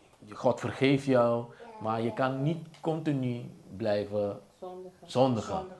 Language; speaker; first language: Dutch; non-native, local second language; Papiamento